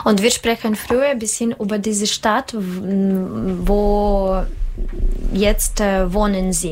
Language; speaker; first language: German; non-native, learner; Russian